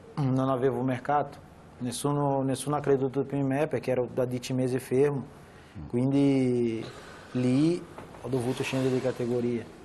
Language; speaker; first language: Italian; non-native, fluent; Portuguese